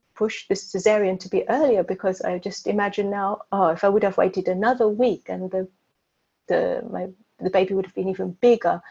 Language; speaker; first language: English; native; English